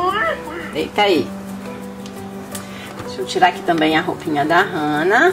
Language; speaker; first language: Portuguese; native; Portuguese